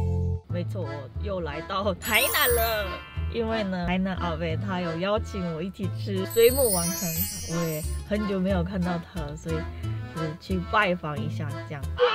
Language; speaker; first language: Chinese; non-native, fluent; Korean